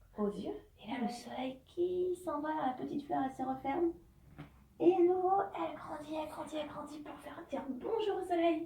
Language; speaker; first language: French; native; French